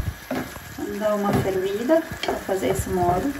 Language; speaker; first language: Portuguese; non-native, fluent; Ukrainian